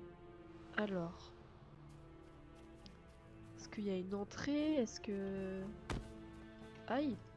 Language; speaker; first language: French; native; French